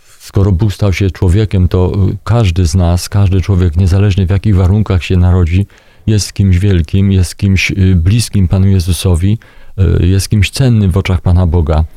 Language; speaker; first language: Polish; native; Polish